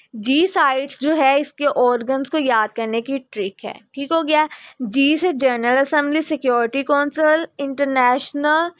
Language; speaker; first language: Urdu; native; Urdu